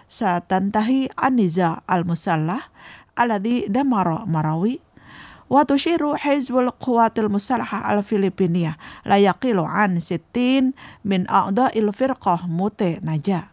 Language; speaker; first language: Arabic; non-native, fluent; Indonesian